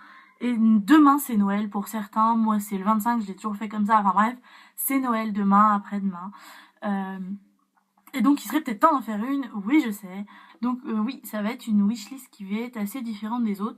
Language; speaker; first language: French; native; French